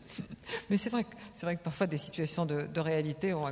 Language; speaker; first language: French; native; French